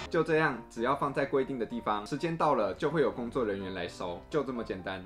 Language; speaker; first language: Chinese; non-native, fluent; Korean